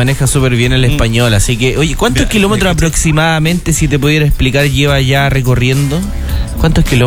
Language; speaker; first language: Spanish; native; Spanish